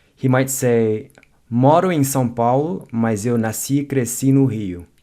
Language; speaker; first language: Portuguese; non-native, fluent; English